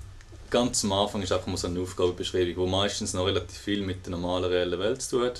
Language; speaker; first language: German; native; German